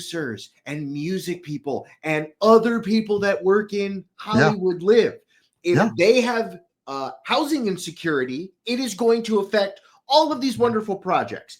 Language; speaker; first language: English; native; English